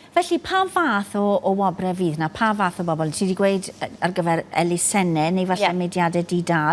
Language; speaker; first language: Welsh; native; Welsh